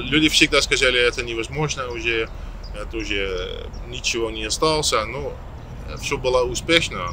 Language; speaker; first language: Russian; non-native, learner; Dutch